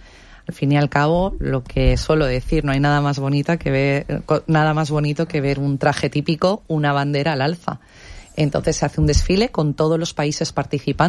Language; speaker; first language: Spanish; native; Spanish